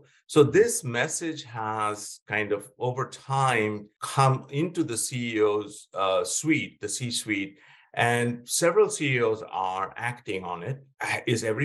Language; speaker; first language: English; non-native, local second language; Bangla